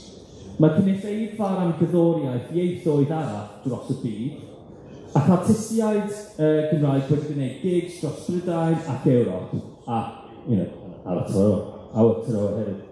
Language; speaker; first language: Welsh; non-native, fluent; English